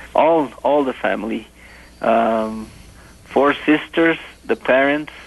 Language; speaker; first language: English; non-native, fluent; Spanish